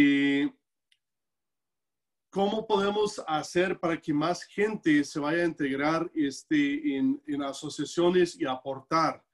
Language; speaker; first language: Spanish; non-native, local second language; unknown